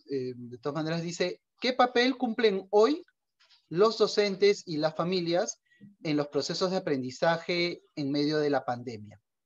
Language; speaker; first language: Spanish; native; Spanish